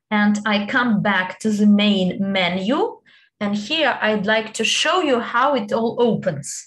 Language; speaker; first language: English; non-native, fluent; Italian